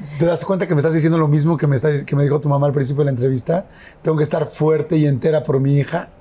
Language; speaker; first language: Spanish; native; Spanish